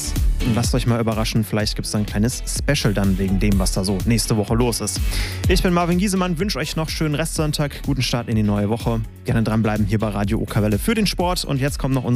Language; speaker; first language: German; native; German